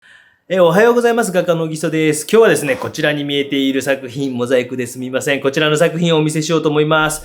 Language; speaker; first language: Japanese; native; Japanese